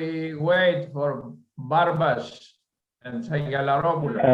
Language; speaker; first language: English; non-native, learner; Greek